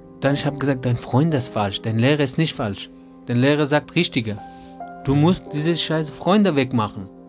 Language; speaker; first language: German; non-native, learner; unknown